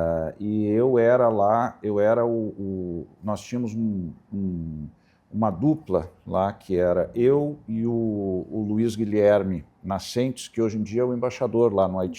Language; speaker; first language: Portuguese; native; Portuguese